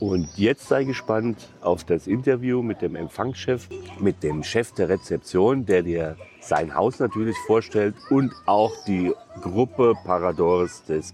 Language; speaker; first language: German; native; German